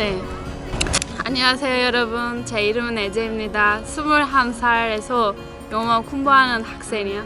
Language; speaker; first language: Korean; non-native, learner; Turkish